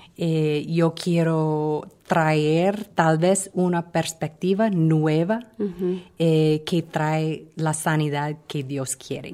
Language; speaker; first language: Spanish; non-native, fluent; English